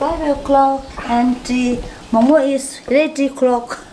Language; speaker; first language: English; non-native, learner; Tibetan